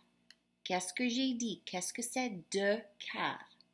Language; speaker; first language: French; non-native, fluent; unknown